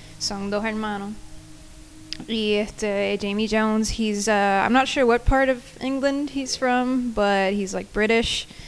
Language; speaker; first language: English; non-native, local second language; Spanish